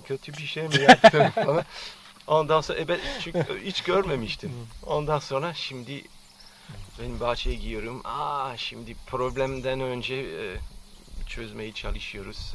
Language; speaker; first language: Turkish; non-native, fluent; French